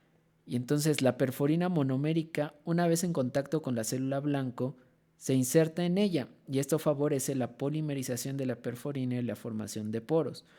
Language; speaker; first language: Spanish; native; Spanish